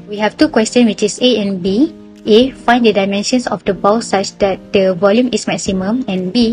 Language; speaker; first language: English; non-native, local second language; Malay